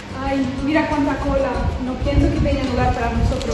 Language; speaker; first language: Spanish; non-native, learner; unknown